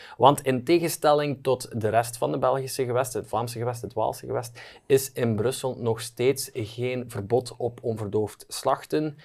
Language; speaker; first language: Dutch; native; Dutch